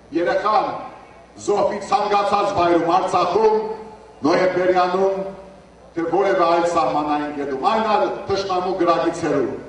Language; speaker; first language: Armenian; early bilingual, heritage; Armenian